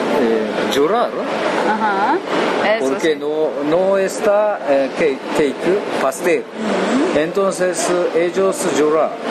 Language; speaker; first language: Spanish; non-native, learner; Japanese